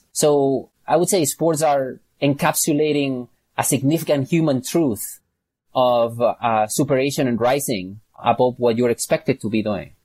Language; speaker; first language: English; non-native, fluent; Catalan